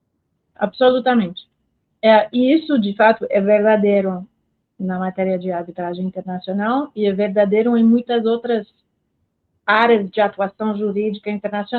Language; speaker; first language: Portuguese; non-native, fluent; French